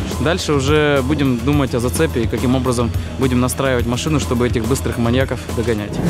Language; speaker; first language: Russian; native; Russian